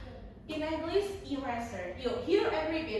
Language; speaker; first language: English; non-native, learner; Indonesian